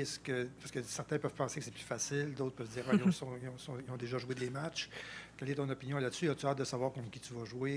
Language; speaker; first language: French; native; French